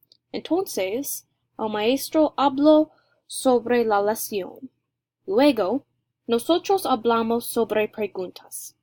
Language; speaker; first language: Spanish; non-native, learner; English